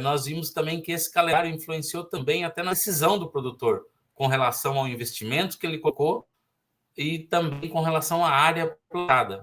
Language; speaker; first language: Portuguese; native; Portuguese